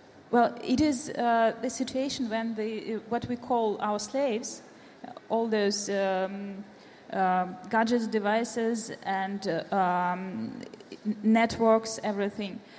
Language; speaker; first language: English; non-native, fluent; Russian